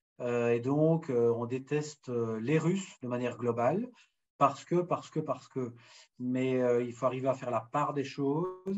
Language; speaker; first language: French; native; French